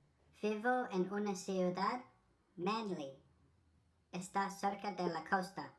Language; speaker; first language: Spanish; non-native, learner; English